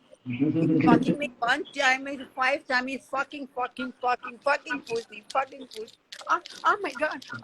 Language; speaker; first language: English; non-native, learner; Hindi